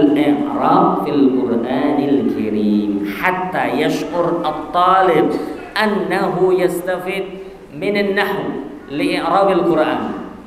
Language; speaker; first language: Arabic; non-native, fluent; Indonesian